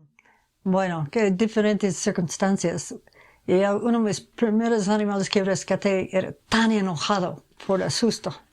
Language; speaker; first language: Spanish; non-native, fluent; English